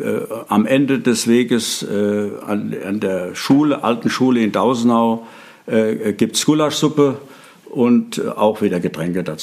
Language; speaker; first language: German; native; German